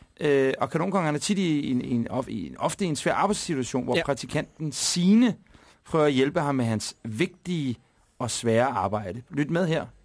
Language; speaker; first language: Danish; native; Danish